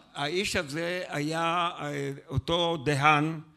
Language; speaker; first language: Hebrew; native; Hebrew